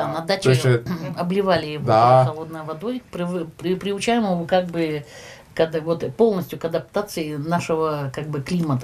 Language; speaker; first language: Russian; native; Russian